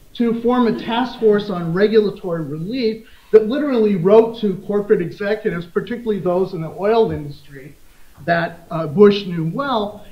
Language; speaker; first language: English; native; English